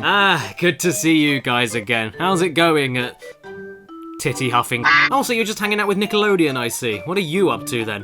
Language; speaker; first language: English; native; English